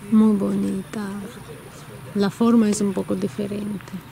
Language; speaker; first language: Spanish; non-native, learner; Russian